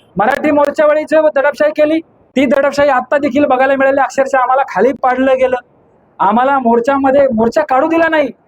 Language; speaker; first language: Marathi; native; Marathi